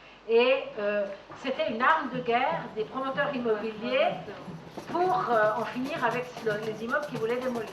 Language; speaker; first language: French; native; French